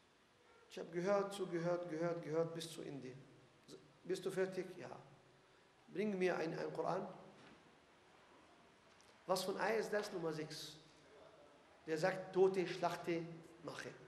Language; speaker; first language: German; non-native, fluent; Arabic